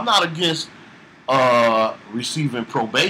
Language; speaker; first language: English; native; English